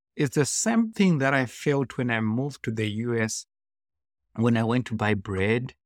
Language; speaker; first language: English; non-native, local second language; Shona